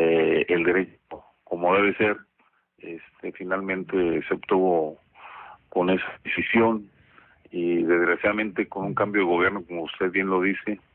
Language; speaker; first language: Spanish; native; Spanish